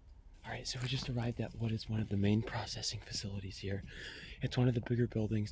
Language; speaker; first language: English; native; English